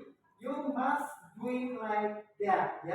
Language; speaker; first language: English; non-native, learner; Indonesian